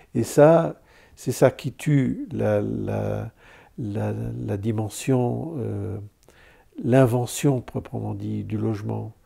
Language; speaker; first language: French; native; French